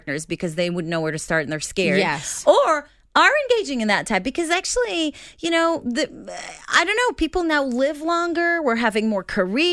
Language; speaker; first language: English; non-native, fluent; Hebrew